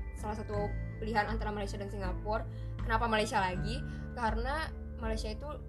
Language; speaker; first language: Indonesian; native; Indonesian